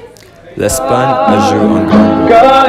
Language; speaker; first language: French; non-native, learner; Filipino